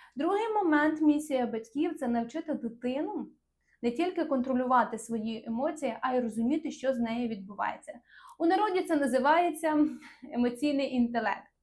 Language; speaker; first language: Ukrainian; non-native, local second language; Russian